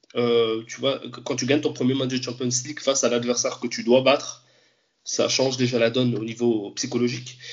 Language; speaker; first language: French; native; French